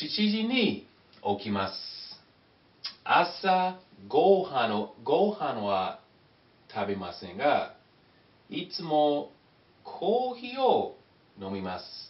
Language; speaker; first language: Japanese; non-native, learner; English